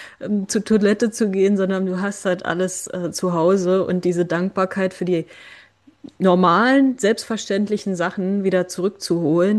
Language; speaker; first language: German; native; German